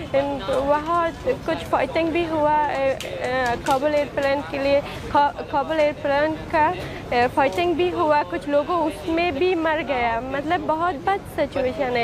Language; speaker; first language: Hindi; non-native, learner; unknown